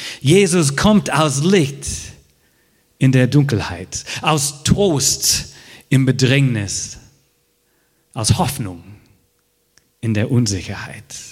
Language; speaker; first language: German; non-native, fluent; English